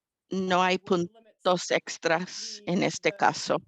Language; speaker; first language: Spanish; non-native, fluent; English